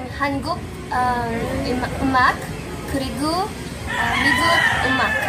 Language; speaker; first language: Korean; non-native, learner; Cebuano